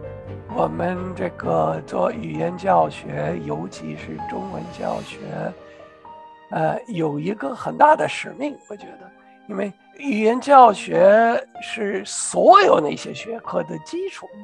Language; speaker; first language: Chinese; non-native, fluent; English